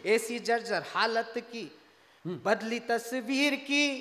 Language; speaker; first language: Hindi; native; Hindi